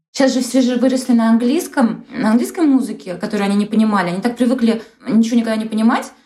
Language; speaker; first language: Russian; native; Russian